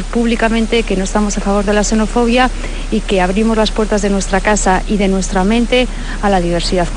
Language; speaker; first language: Spanish; native; Spanish